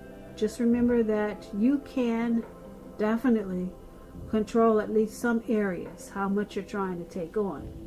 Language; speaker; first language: English; native; English